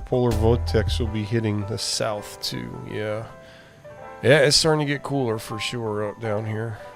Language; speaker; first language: English; native; English